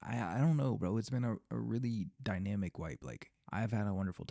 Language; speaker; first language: English; native; English